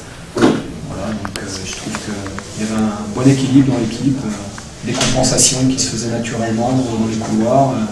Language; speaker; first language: French; native; French